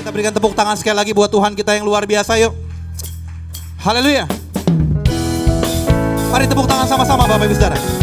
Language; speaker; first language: Indonesian; native; Indonesian